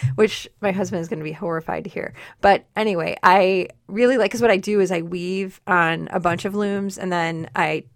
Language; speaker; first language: English; native; English